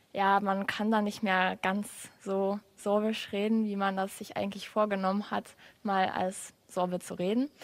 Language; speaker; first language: German; non-native, local second language; Upper Sorbian